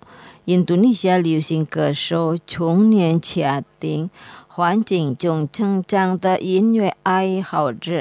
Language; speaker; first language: Chinese; non-native, fluent; Indonesian